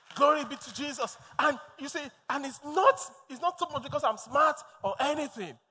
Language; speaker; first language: English; non-native, local second language; Yoruba